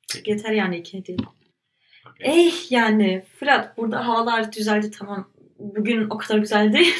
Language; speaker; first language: Turkish; early bilingual, heritage; Turkish